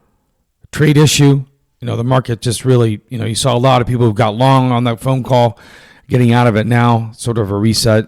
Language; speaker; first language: English; native; English